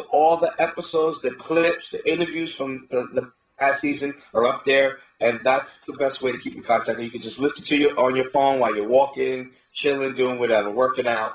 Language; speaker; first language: English; native; English